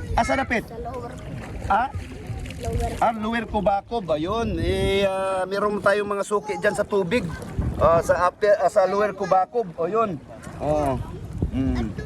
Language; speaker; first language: Filipino; non-native, local second language; Cebuano